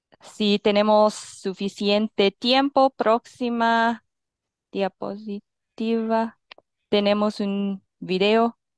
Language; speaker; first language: Spanish; non-native, fluent; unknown